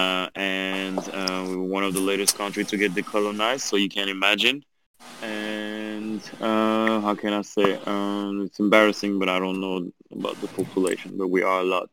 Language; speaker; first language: English; non-native, fluent; French